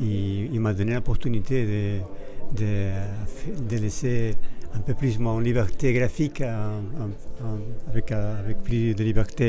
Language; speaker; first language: French; non-native, fluent; Spanish